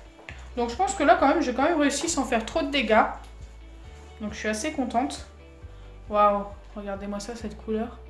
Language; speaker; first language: French; native; French